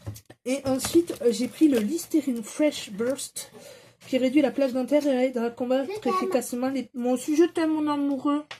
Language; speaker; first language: French; native; French